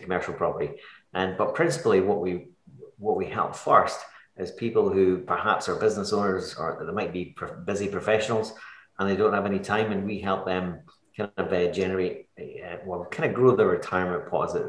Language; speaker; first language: English; native; English